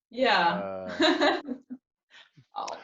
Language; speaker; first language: English; native; English